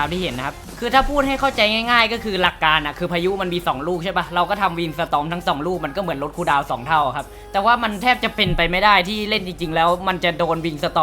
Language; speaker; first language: Thai; native; Thai